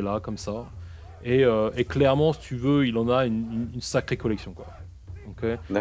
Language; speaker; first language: French; native; French